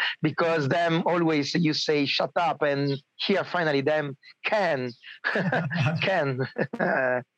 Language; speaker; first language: English; non-native, learner; Italian